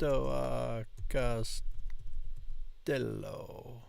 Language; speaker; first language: Italian; non-native, learner; English